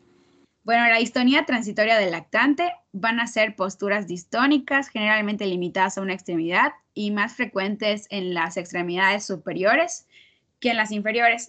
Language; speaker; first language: Spanish; native; Spanish